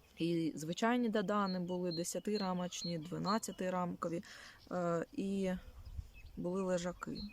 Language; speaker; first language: Ukrainian; non-native, local second language; Russian